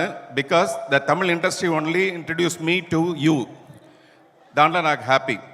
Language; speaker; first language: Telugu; early bilingual, heritage; Telugu